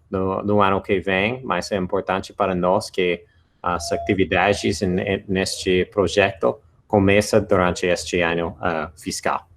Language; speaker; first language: Portuguese; non-native, fluent; English